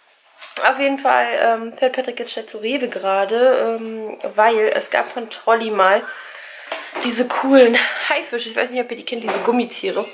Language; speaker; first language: German; native; German